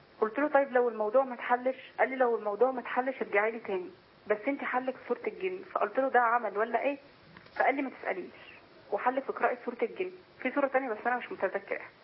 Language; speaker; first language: Arabic; native; Arabic